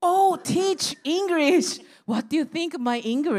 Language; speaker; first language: English; non-native, learner; Japanese